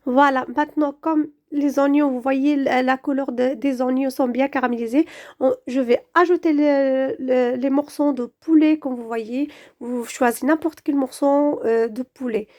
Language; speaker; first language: French; non-native, local second language; Arabic